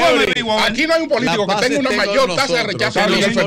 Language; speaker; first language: Spanish; native; Spanish